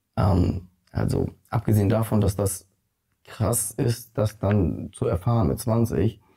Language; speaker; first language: German; early bilingual, other home language; Polish